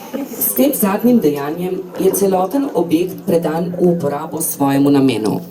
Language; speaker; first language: Slovenian; native; Slovenian